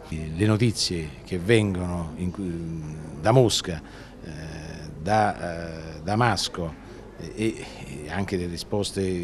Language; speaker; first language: Italian; native; Italian